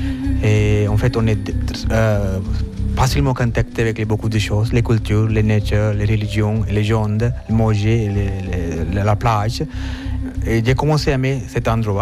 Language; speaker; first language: French; non-native, fluent; Sinhala